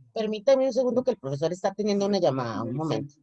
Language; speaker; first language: Spanish; native; Spanish